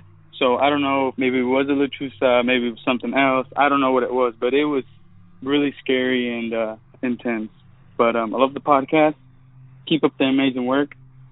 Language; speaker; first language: English; native; English